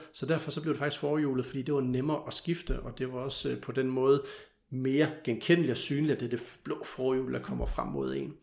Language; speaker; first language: Danish; native; Danish